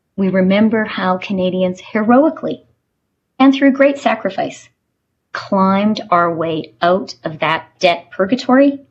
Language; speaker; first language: English; native; English